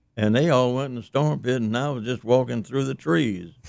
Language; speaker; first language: English; native; English